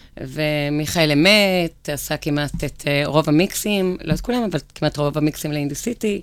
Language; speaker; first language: Hebrew; native; Hebrew